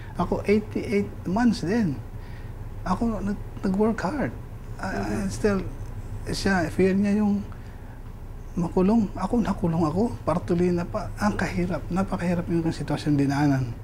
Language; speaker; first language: Filipino; non-native, local second language; Cebuano